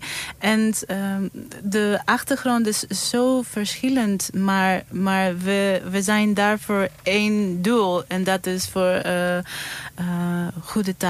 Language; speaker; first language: Dutch; non-native, learner; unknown